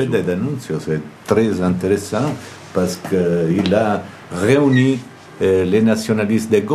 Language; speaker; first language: French; non-native, fluent; Italian